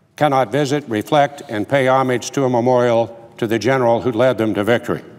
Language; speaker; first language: English; native; English